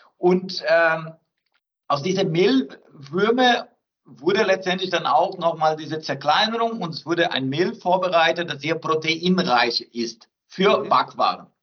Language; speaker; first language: German; non-native, fluent; Portuguese